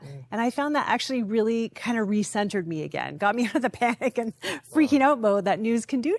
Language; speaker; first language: English; native; English